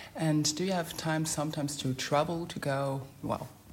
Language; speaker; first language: English; non-native, learner; French